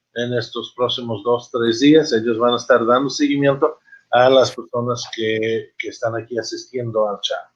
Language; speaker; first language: Spanish; non-native, fluent; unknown